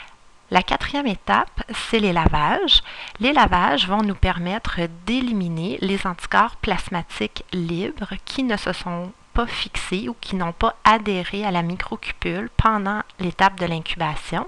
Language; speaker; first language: French; native; French